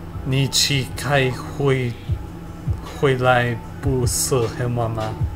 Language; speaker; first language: Chinese; non-native, learner; English